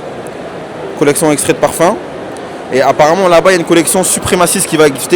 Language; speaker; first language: French; native; French